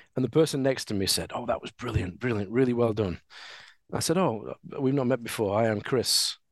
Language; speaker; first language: English; native; English